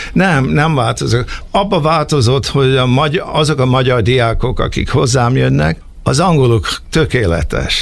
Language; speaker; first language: Hungarian; early bilingual, heritage; Hungarian